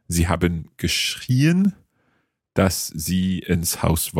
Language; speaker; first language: German; non-native, fluent; English